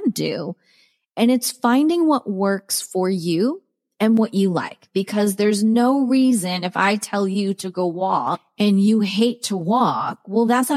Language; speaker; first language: English; native; English